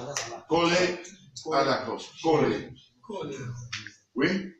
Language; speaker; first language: French; non-native, fluent; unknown